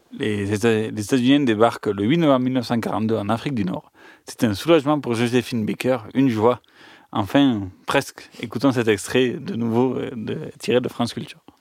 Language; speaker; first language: French; native; French